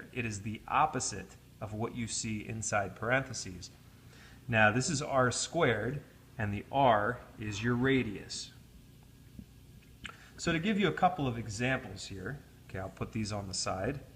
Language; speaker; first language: English; native; English